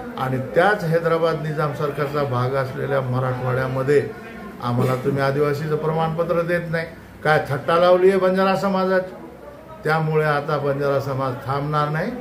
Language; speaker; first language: Marathi; non-native, local second language; Lambadi